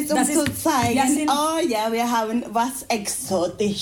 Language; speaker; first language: German; non-native, fluent; Spanish